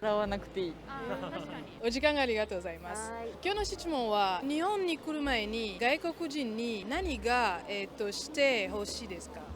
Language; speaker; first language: Japanese; non-native, learner; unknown